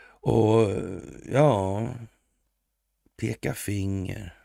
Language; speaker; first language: Swedish; native; Swedish